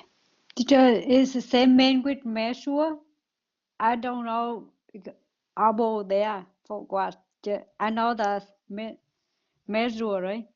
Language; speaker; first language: English; non-native, learner; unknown